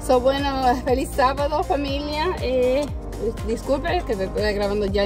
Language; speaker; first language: Spanish; early bilingual, heritage; English